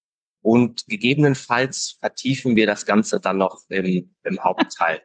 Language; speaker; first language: German; native; German